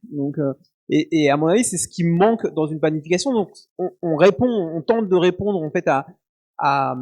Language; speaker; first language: French; native; French